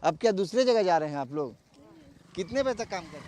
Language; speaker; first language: Hindi; native; Hindi